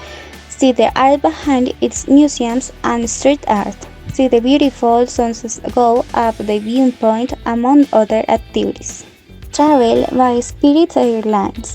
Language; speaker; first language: English; non-native, learner; Spanish